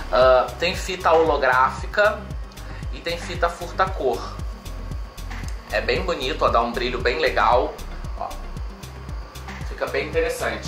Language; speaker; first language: Portuguese; native; Portuguese